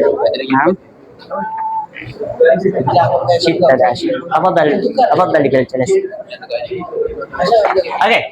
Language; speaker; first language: Arabic; non-native, learner; Indonesian